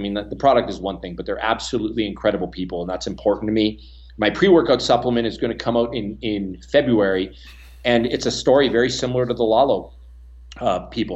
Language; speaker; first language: English; native; English